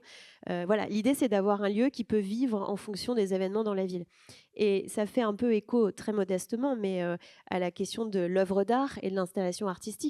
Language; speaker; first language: French; native; French